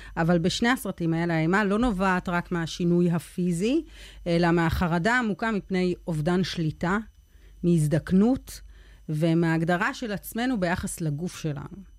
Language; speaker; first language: Hebrew; native; Hebrew